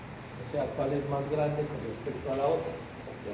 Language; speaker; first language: Spanish; native; Spanish